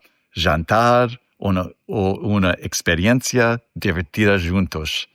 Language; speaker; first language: Portuguese; non-native, learner; English